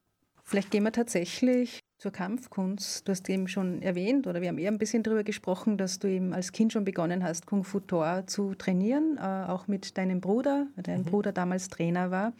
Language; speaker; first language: German; native; German